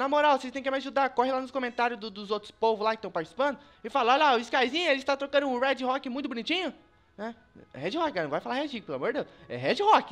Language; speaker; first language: Portuguese; native; Portuguese